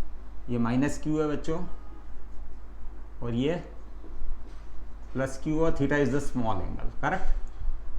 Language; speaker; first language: Hindi; native; Hindi